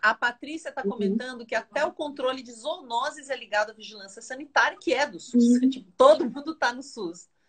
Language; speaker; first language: Portuguese; native; Portuguese